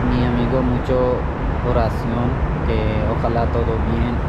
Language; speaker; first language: Spanish; non-native, learner; Punjabi